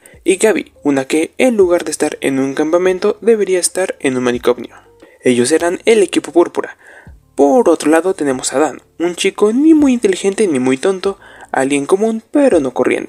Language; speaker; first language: Spanish; native; Spanish